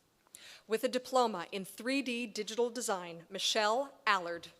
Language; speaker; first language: English; native; English